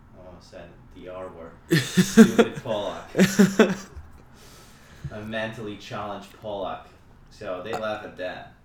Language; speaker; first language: English; non-native, fluent; Polish